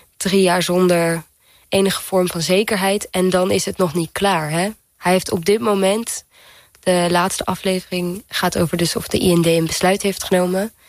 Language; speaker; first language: Dutch; early bilingual, heritage; Dutch